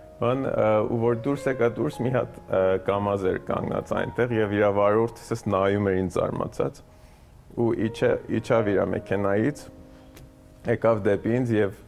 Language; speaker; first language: Armenian; early bilingual, heritage; Armenian